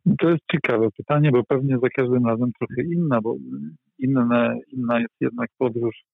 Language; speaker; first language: Polish; native; Polish